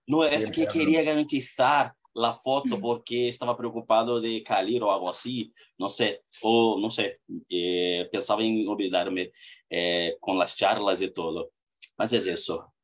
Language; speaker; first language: Spanish; non-native, fluent; Portuguese